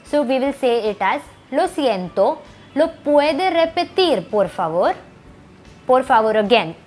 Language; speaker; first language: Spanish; non-native, learner; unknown